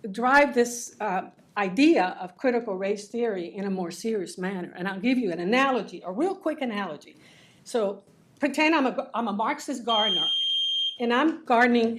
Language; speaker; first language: English; early bilingual, other home language; Spanish